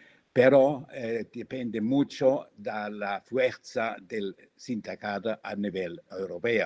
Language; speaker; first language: Spanish; non-native, fluent; German